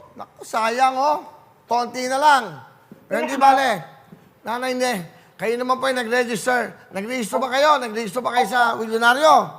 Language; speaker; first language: Filipino; native; Filipino